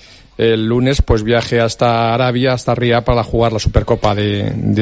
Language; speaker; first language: Spanish; native; Spanish